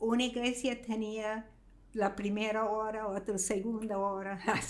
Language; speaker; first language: Spanish; non-native, fluent; English